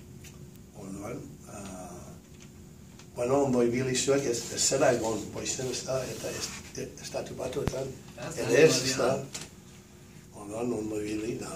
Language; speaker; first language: Basque; early bilingual, heritage; Basque